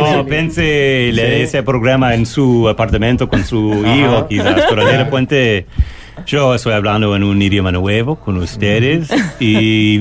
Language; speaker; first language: Spanish; non-native, learner; English